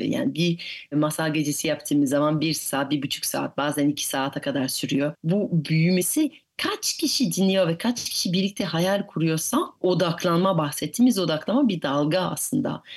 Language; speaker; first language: Turkish; non-native, fluent; French